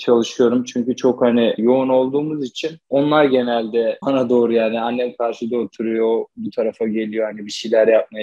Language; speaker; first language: Turkish; native; Turkish